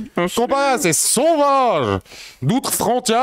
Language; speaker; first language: French; native; French